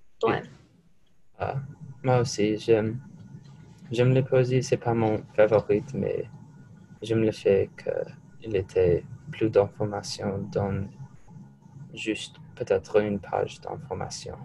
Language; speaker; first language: French; non-native, learner; English